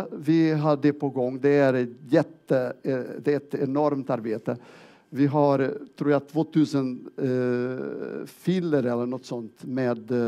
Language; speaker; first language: Swedish; non-native, fluent; Portuguese